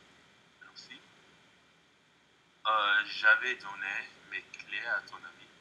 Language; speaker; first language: French; non-native, learner; English